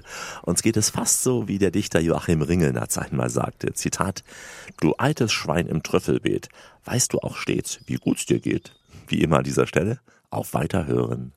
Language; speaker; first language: German; native; German